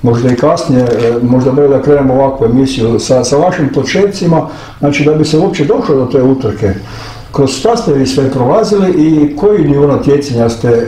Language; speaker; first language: Croatian; native; Croatian